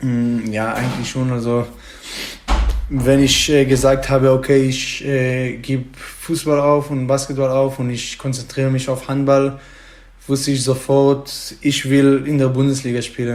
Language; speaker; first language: German; non-native, fluent; Hebrew